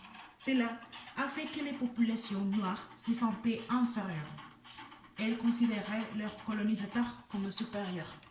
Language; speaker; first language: French; non-native, learner; Spanish